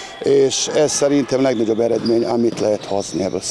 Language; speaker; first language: Hungarian; non-native, learner; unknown